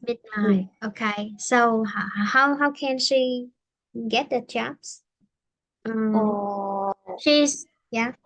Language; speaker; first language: English; non-native, fluent; Vietnamese